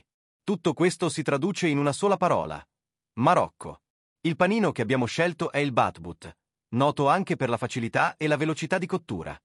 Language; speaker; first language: Italian; native; Italian